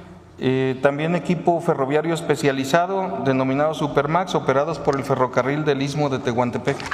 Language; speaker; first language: Spanish; native; Spanish